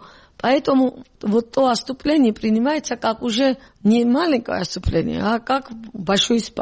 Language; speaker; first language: Russian; non-native, local second language; Georgian